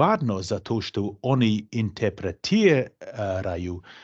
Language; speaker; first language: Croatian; non-native, fluent; English